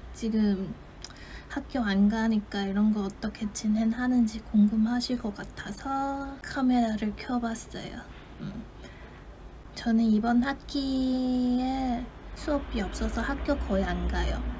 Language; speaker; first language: Korean; non-native, fluent; Chinese